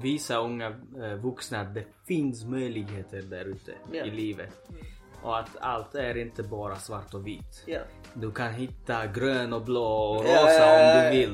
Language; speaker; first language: Swedish; early bilingual, other home language; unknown